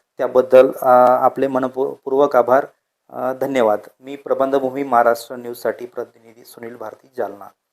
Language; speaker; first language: Marathi; native; Marathi